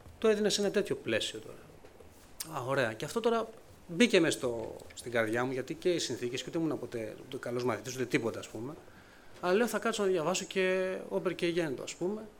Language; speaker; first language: Greek; native; Greek